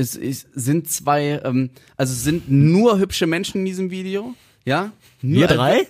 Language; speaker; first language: German; native; German